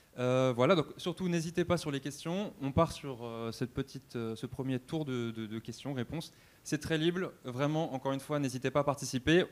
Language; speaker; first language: French; native; French